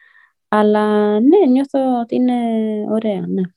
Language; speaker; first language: Greek; early bilingual, heritage; Greek